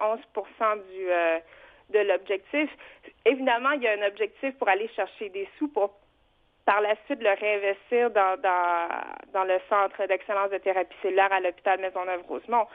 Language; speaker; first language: French; early bilingual, other home language; Vietnamese